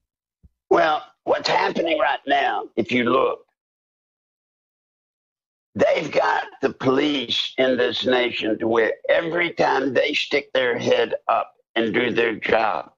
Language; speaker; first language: English; native; English